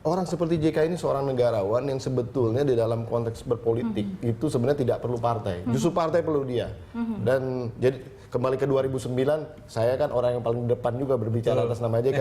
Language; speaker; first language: Indonesian; native; Indonesian